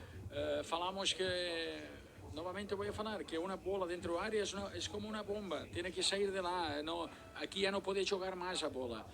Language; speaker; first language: Portuguese; non-native, learner; Spanish